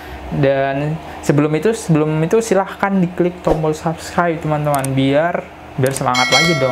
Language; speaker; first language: Indonesian; native; Indonesian